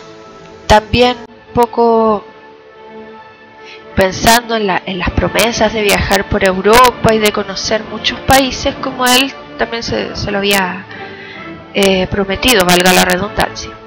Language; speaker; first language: Spanish; native; Spanish